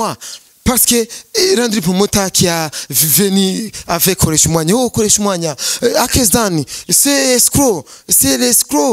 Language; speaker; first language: French; non-native, learner; Rundi